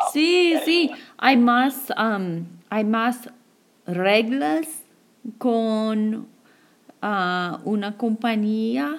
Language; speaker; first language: Spanish; non-native, fluent; English